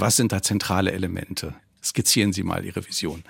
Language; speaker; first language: German; native; German